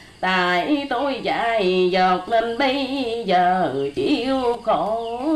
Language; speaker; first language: Vietnamese; non-native, fluent; Khmer